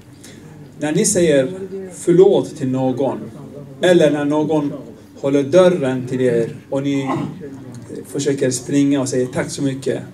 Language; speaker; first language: Swedish; non-native, fluent; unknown